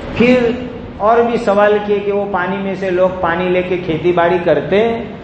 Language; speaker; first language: Urdu; non-native, local second language; Gujarati